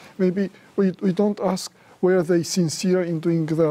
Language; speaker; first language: English; non-native, fluent; Romanian